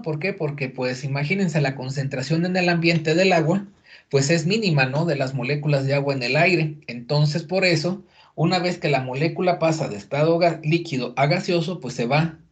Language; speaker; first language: Spanish; native; Spanish